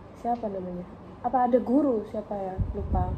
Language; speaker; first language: Indonesian; early bilingual, heritage; English